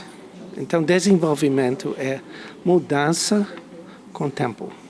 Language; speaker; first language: Portuguese; non-native, fluent; English